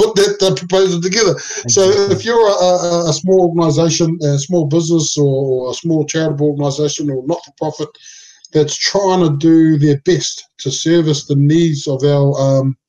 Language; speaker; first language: English; non-native, local second language; Samoan